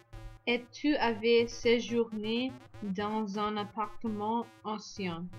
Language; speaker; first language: French; non-native, learner; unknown